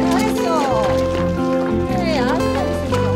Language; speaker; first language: Korean; native; Korean